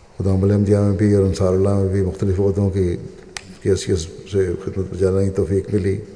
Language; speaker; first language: Urdu; native; Urdu